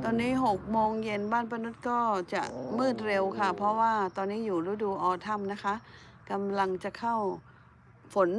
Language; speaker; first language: Thai; non-native, local second language; Northeastern Thai